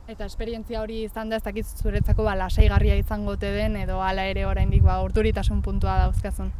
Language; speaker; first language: Basque; native; Basque